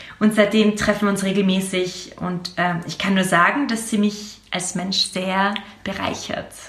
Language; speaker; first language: German; native; German